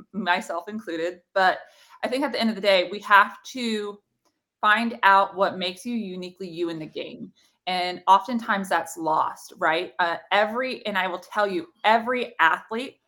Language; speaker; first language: English; native; English